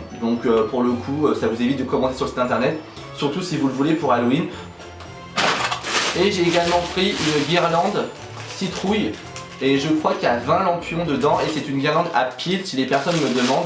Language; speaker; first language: French; native; French